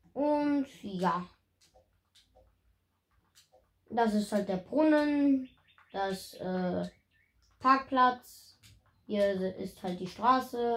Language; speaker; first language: German; native; German